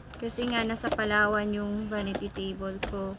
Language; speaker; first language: Filipino; non-native, local second language; Cebuano